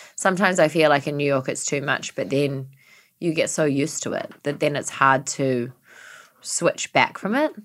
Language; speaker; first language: English; native; English